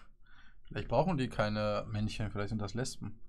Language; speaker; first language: German; native; German